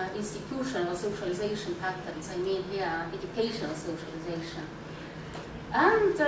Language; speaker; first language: English; non-native, fluent; Estonian